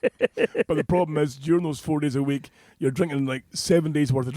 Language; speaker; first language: English; native; English